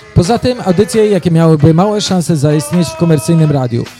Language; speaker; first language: Polish; native; Polish